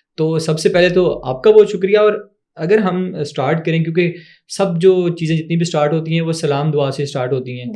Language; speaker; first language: Urdu; non-native, local second language; Pahari-Potwari